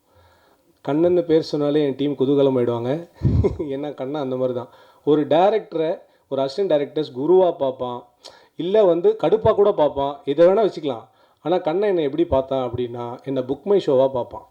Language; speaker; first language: Tamil; native; Tamil